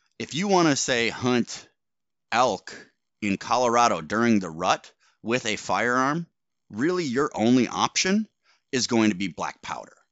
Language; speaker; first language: English; native; English